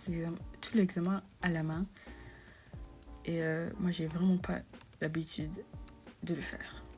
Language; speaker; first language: French; non-native, fluent; English